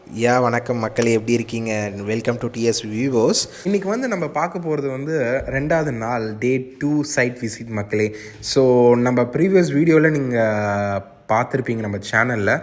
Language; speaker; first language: Tamil; native; Tamil